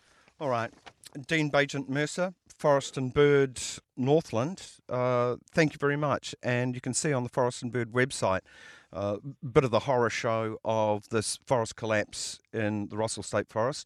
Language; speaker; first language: English; native; English